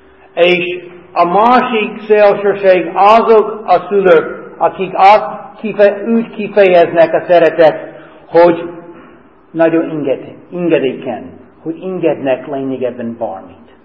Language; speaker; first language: Hungarian; non-native, fluent; English